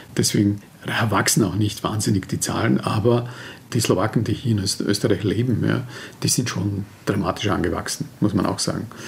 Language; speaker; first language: German; non-native, fluent; Slovak